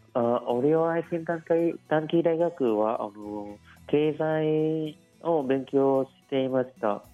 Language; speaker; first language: Japanese; non-native, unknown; Vietnamese